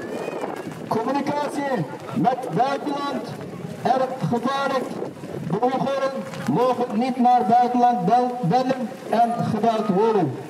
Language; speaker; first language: Dutch; non-native, fluent; Uyghur